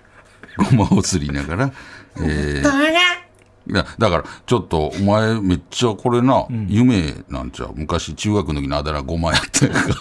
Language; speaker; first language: Japanese; native; Japanese